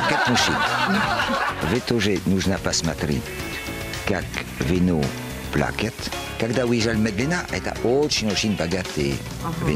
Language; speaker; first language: Russian; non-native, learner; French